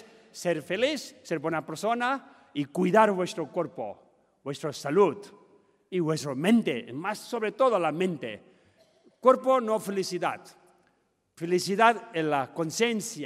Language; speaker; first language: Spanish; non-native, learner; Tibetan